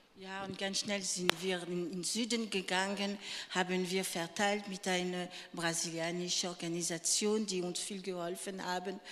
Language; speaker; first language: German; non-native, fluent; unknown